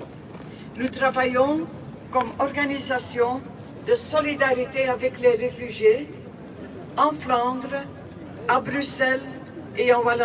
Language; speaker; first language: French; non-native, local second language; Dutch